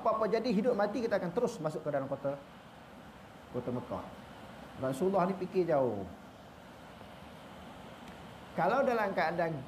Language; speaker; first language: Malay; native; Malay